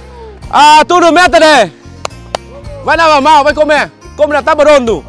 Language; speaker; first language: Portuguese; non-native, learner; Vietnamese